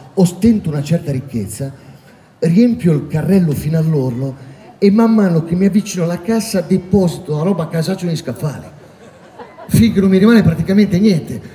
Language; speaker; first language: Italian; native; Italian